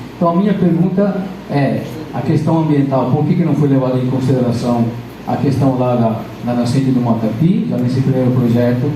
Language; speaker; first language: Portuguese; non-native, fluent; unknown